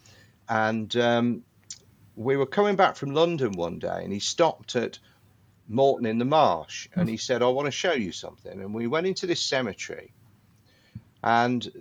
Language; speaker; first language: English; native; English